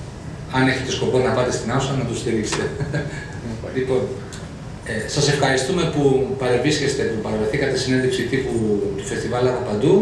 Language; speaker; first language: Greek; native; Greek